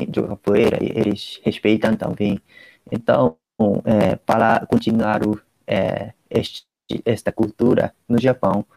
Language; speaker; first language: Portuguese; non-native, fluent; Japanese